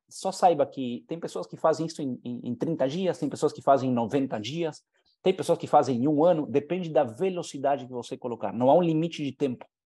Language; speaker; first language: Portuguese; non-native, fluent; Spanish